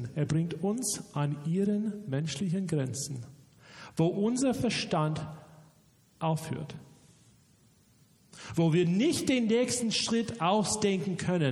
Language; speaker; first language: German; non-native, fluent; English